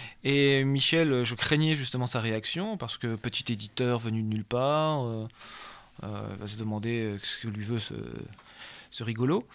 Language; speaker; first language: French; native; French